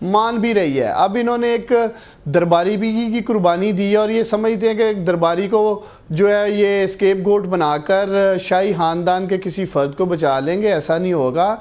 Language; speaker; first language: Urdu; non-native, local second language; Punjabi